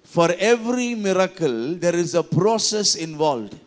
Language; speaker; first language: English; non-native, local second language; Tamil